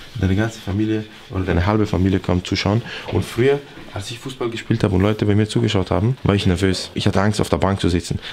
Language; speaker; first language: German; early bilingual, other home language; Persian